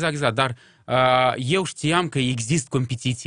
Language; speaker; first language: Romanian; non-native, local second language; Russian